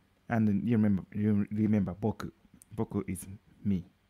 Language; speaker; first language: English; non-native, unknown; Japanese